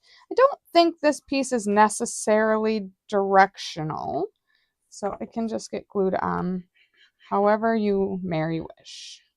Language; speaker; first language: English; native; English